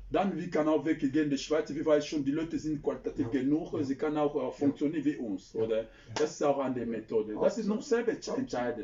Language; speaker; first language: German; non-native, learner; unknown